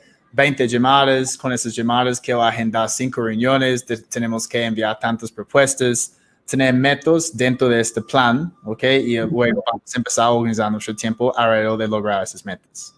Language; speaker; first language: Spanish; non-native, fluent; English